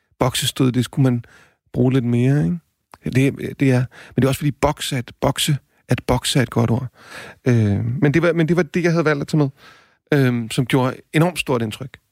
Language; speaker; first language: Danish; native; Danish